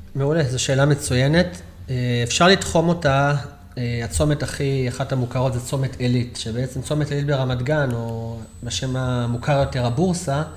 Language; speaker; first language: Hebrew; native; Hebrew